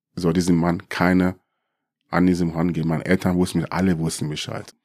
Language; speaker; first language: German; early bilingual, other home language; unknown